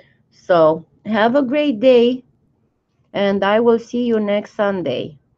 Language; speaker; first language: English; non-native, fluent; Romanian